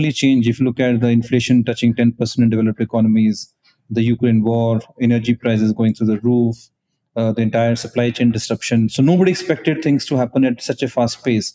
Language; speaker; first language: English; non-native, local second language; Punjabi